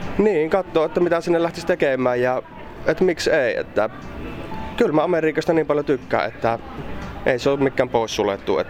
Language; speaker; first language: Finnish; native; Finnish